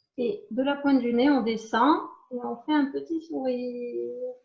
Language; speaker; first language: French; native; French